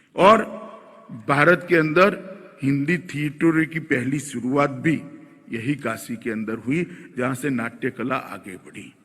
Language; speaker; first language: Hindi; non-native, local second language; Gujarati